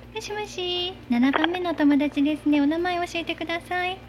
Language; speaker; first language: Japanese; native; Japanese